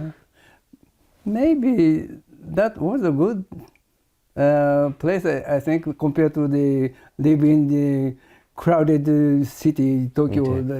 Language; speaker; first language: English; non-native, learner; Japanese